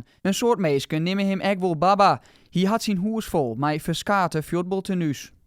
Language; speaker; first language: Dutch; non-native, local second language; Western Frisian